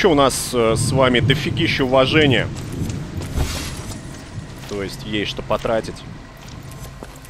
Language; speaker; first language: Russian; native; Russian